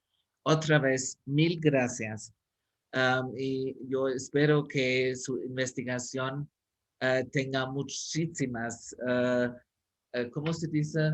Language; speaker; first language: Spanish; non-native, fluent; German